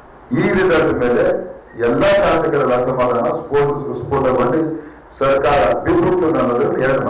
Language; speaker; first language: Kannada; native; Kannada